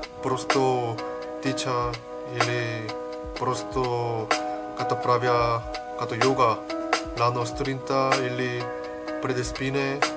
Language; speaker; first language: Bulgarian; non-native, learner; Korean